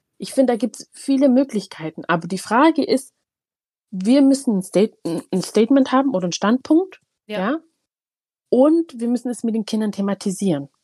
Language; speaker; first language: German; early bilingual, other home language; Tigrinya